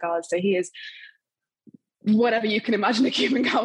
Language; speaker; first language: English; native; English